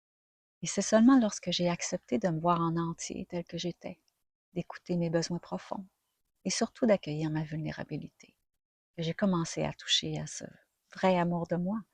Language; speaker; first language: French; native; French